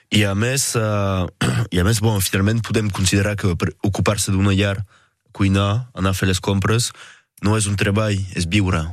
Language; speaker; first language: Catalan; non-native, local second language; French